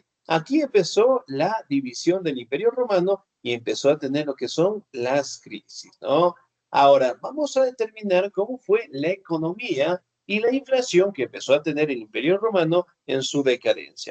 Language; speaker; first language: Spanish; native; Spanish